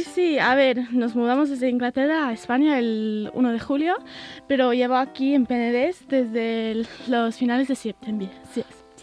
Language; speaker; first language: Spanish; early bilingual, heritage; English